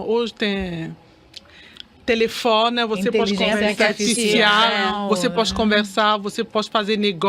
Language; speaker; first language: Portuguese; non-native, learner; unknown